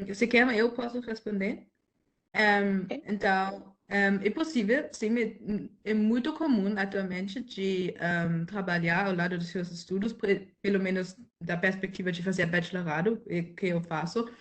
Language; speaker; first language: Portuguese; non-native, fluent; German